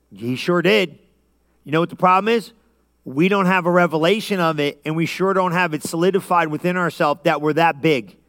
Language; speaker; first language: English; native; English